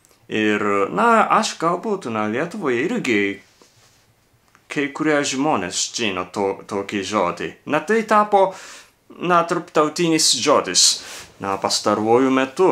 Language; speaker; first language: Lithuanian; non-native, fluent; Japanese